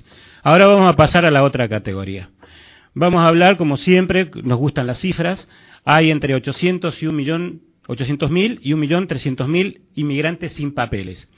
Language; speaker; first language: Spanish; native; Spanish